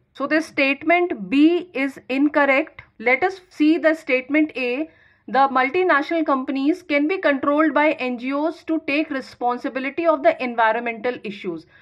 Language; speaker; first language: English; non-native, local second language; Hindi